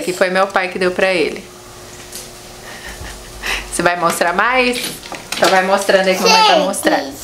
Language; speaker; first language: Portuguese; native; Portuguese